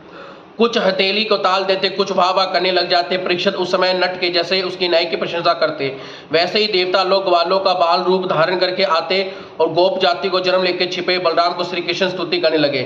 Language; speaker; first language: Hindi; native; Hindi